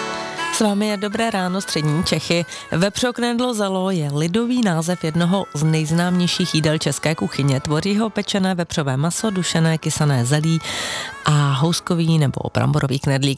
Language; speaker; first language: Czech; native; Czech